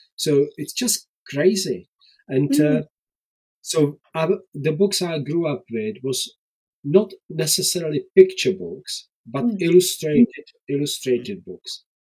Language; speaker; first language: English; non-native, fluent; Czech